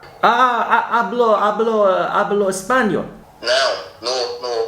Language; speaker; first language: Spanish; non-native, learner; Thai